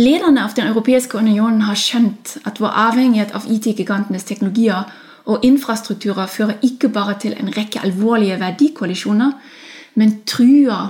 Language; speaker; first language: Norwegian; non-native, fluent; German